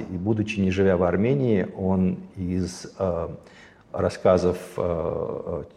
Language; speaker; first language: Russian; native; Russian